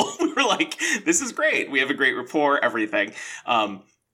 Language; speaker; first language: English; native; English